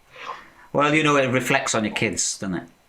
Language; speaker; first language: English; native; English